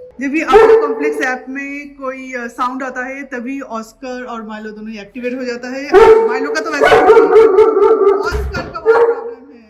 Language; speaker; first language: Hindi; non-native, local second language; Bangla